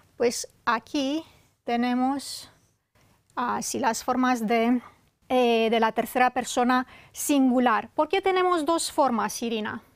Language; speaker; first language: Spanish; non-native, fluent; Romanian